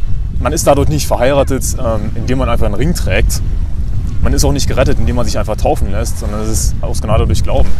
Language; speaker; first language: German; native; German